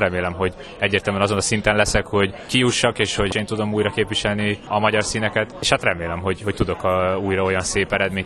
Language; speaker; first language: Hungarian; native; Hungarian